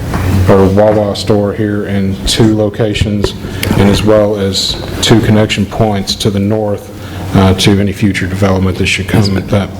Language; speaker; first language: English; native; English